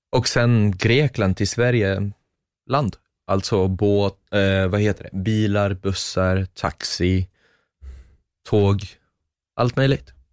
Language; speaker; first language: Swedish; non-native, fluent; Arabic